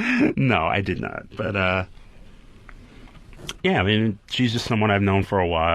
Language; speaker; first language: English; native; English